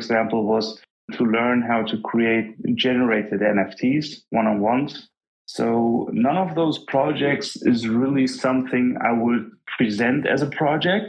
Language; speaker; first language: English; non-native, fluent; German